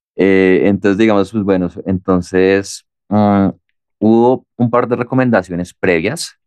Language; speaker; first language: Spanish; native; Spanish